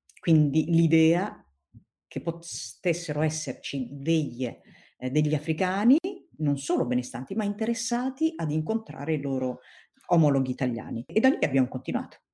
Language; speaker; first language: Italian; non-native, fluent; Tigrinya